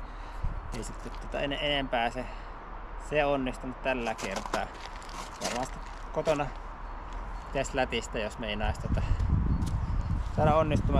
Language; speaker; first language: Finnish; native; Finnish